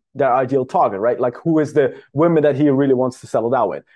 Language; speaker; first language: English; non-native, fluent; Dutch